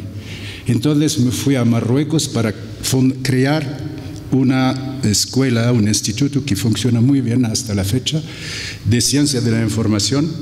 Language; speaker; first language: Spanish; non-native, fluent; Arabic